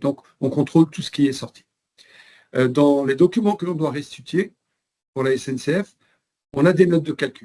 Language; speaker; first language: French; native; French